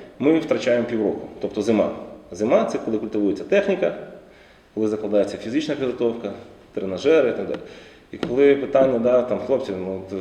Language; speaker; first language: Ukrainian; native; Ukrainian